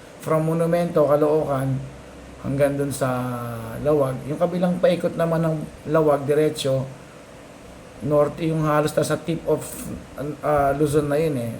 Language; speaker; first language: Filipino; native; Filipino